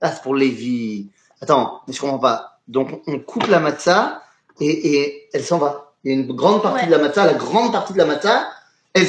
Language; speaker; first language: French; native; French